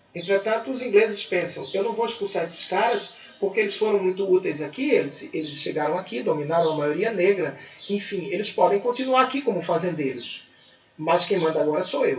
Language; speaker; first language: Portuguese; native; Portuguese